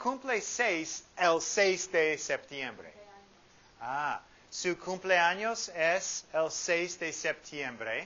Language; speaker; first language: Spanish; non-native, fluent; English